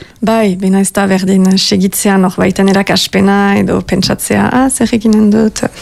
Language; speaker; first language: Basque; native; Basque